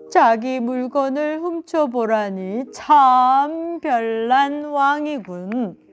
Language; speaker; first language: Korean; native; Korean